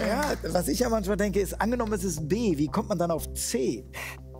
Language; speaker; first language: German; native; German